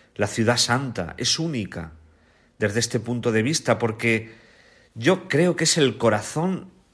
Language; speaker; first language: Spanish; native; Spanish